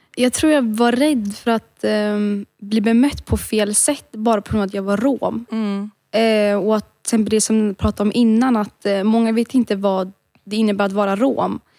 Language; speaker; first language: Swedish; early bilingual, other home language; Romany